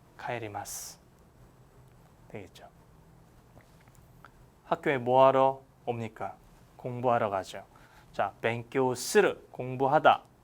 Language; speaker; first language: Korean; native; Korean